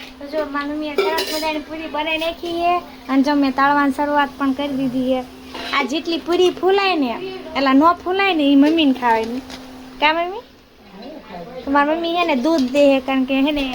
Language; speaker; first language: Gujarati; native; Gujarati